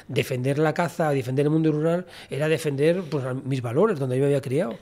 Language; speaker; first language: Spanish; native; Spanish